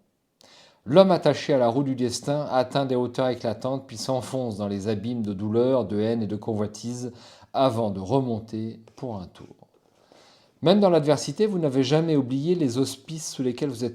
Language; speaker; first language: French; native; French